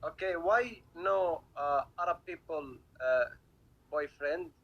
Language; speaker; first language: English; non-native, learner; Arabic